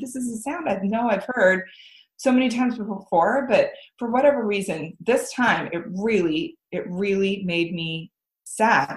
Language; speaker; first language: English; native; English